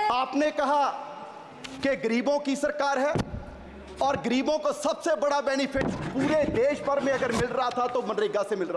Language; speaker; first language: Hindi; native; Hindi